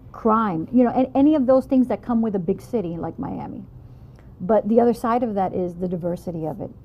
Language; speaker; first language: English; native; English